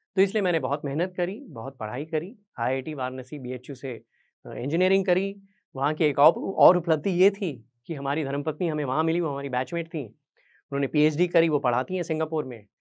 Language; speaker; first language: Hindi; native; Hindi